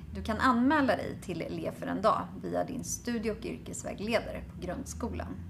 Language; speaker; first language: Swedish; native; Swedish